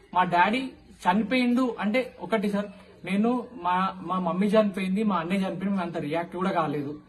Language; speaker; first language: Telugu; native; Telugu